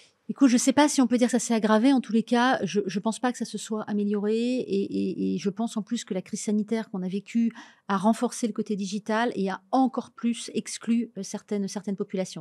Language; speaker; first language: French; native; French